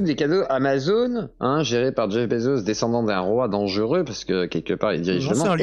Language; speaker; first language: French; native; French